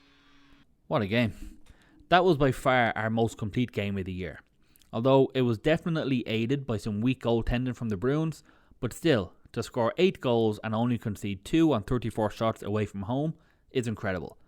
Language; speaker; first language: English; native; English